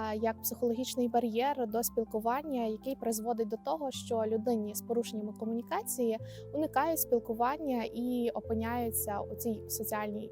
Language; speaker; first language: Ukrainian; native; Ukrainian